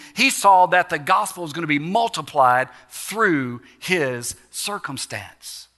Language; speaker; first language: English; native; English